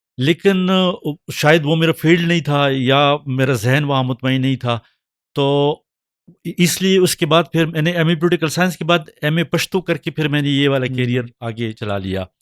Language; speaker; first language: Urdu; non-native, local second language; Pashto